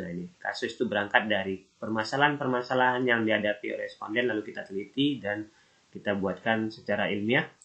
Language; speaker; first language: Indonesian; native; Indonesian